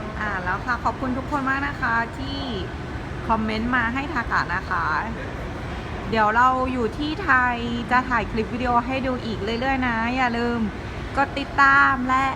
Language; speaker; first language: Thai; native; Thai